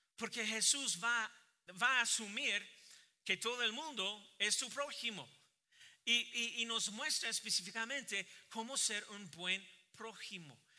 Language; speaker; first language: Spanish; non-native, fluent; English